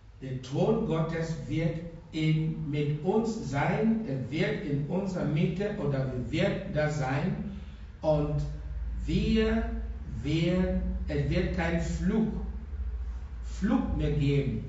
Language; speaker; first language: German; non-native, fluent; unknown